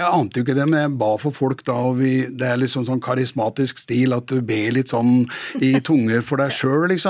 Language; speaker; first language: Norwegian; native; Norwegian